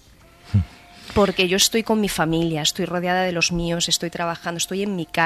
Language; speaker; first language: Spanish; native; Spanish